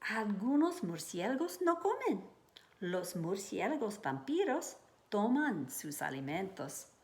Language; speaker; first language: Spanish; non-native, learner; English